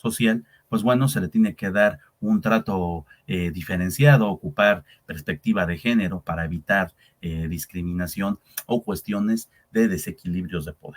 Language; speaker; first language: Spanish; native; Spanish